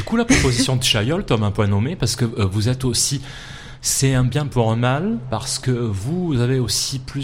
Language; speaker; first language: French; native; French